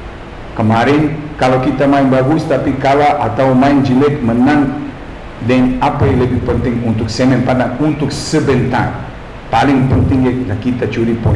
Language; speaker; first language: Indonesian; non-native, fluent; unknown